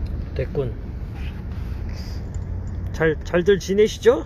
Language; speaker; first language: Korean; native; Korean